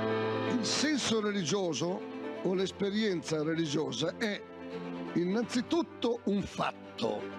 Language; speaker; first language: Italian; native; Italian